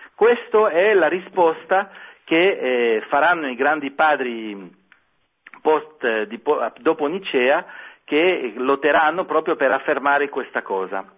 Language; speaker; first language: Italian; non-native, fluent; French